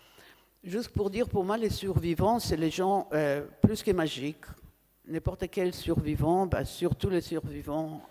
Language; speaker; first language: French; non-native, fluent; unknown